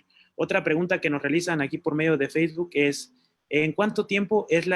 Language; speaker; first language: Spanish; native; Spanish